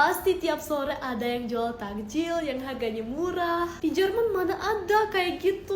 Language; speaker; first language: Indonesian; non-native, fluent; German